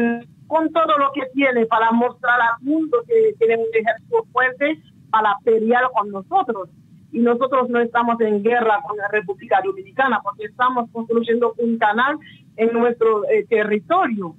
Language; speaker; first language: Spanish; non-native, local second language; Haitian Creole